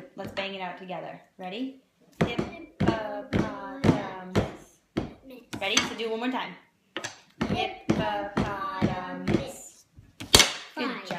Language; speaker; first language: English; native; English